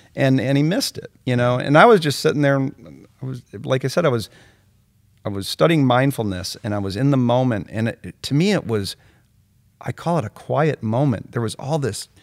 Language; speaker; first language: English; native; English